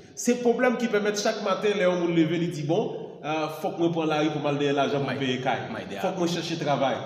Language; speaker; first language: French; non-native, local second language; Haitian Creole